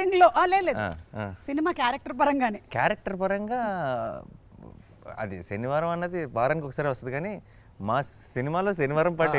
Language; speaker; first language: Telugu; native; Telugu